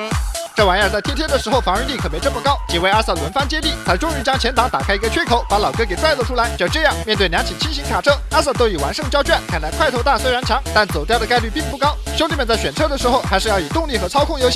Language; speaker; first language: Chinese; native; Chinese